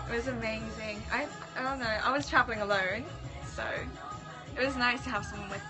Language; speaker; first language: English; non-native, fluent; Japanese